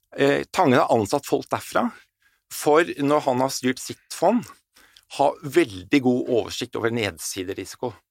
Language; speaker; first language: Norwegian; native; Norwegian